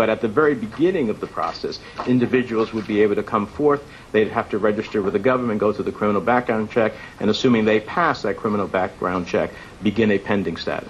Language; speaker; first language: English; early bilingual, other home language; Spanish